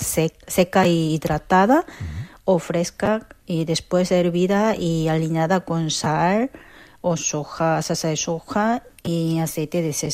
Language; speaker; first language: Spanish; non-native, fluent; Korean